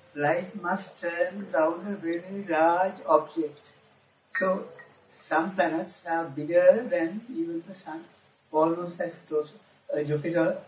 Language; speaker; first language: English; non-native, local second language; Sinhala